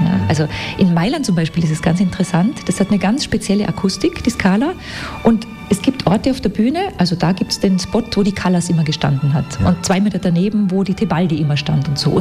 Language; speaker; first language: German; native; German